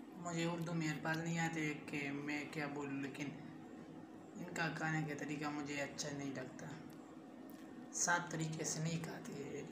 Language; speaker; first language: Hindi; non-native, local second language; Pashto